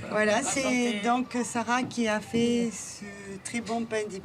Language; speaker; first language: French; native; French